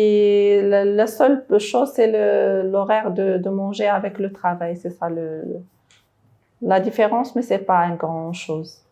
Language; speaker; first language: French; non-native, local second language; Arabic